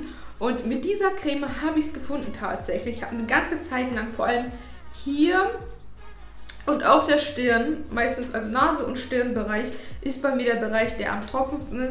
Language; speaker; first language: German; native; German